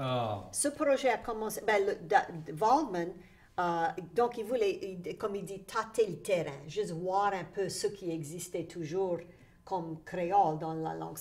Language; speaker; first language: French; native; French